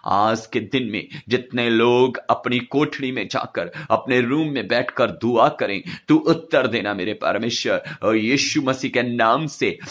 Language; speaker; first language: Hindi; non-native, local second language; Punjabi